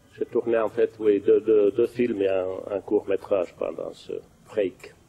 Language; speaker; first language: French; non-native, fluent; Finnish